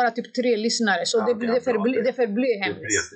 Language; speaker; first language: Swedish; non-native, fluent; Greek